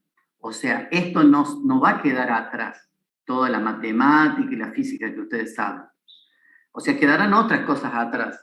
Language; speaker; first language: Spanish; native; Spanish